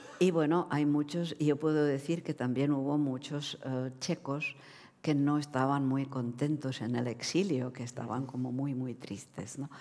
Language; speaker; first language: Spanish; non-native, fluent; Czech